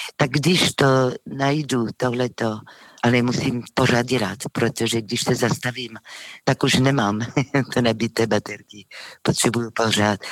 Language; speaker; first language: Czech; non-native, fluent; French